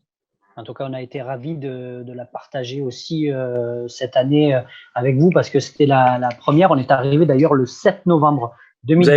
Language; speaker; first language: French; native; French